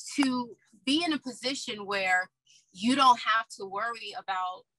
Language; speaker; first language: English; native; English